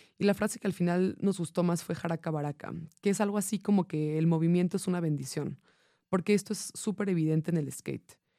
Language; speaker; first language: Spanish; non-native, fluent; English